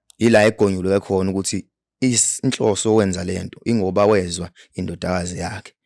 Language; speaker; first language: Zulu; native; Zulu